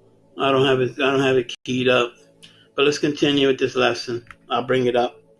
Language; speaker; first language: English; native; English